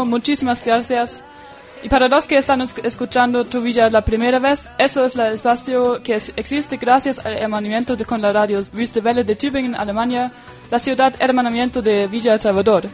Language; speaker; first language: Spanish; non-native, fluent; German